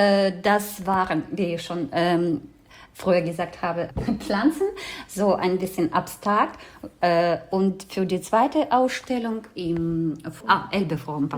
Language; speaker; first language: German; non-native, fluent; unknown